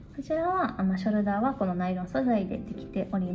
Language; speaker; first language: Japanese; native; Japanese